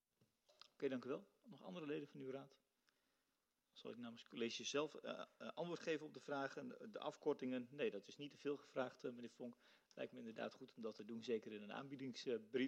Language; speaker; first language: Dutch; native; Dutch